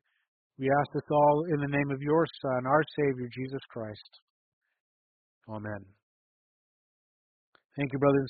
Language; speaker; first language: English; native; English